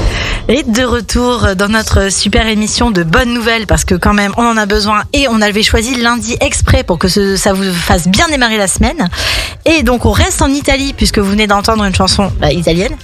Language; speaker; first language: French; native; French